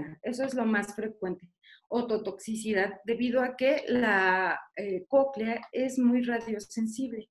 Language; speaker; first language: Spanish; native; Spanish